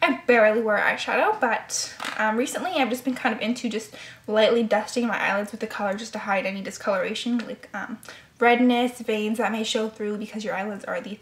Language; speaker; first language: English; native; English